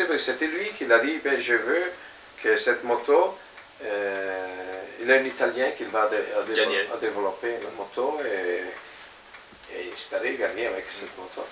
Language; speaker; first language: French; non-native, fluent; Italian